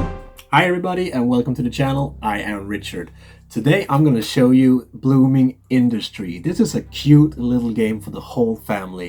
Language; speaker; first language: English; non-native, fluent; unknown